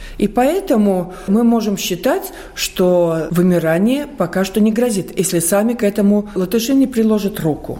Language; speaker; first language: Russian; non-native, local second language; Latvian